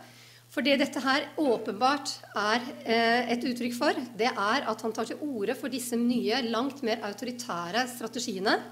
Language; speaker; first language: Norwegian; native; Norwegian